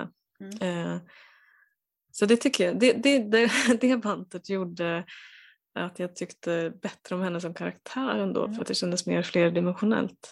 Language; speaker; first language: Swedish; native; Swedish